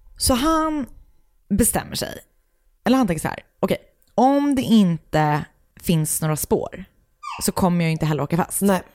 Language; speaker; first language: Swedish; native; Swedish